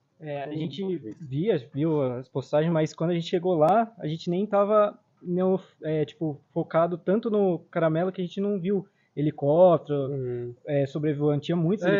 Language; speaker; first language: Portuguese; native; Portuguese